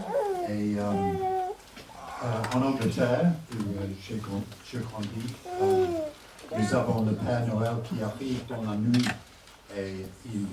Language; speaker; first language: French; non-native, learner; English